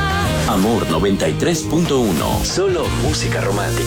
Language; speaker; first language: Spanish; native; Spanish